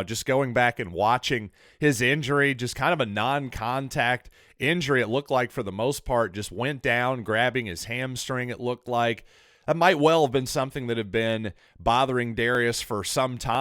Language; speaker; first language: English; native; English